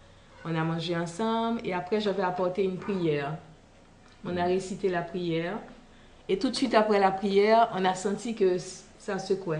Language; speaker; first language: French; non-native, local second language; Haitian Creole